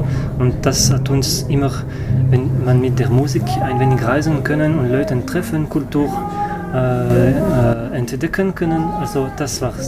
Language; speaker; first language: German; non-native, learner; French